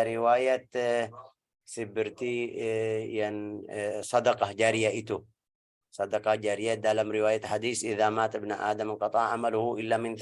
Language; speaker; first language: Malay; non-native, learner; Arabic